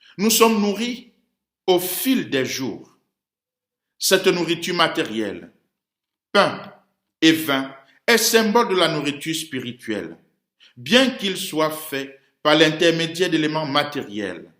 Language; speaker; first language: French; native; French